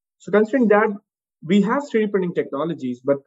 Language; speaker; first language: English; non-native, local second language; Urdu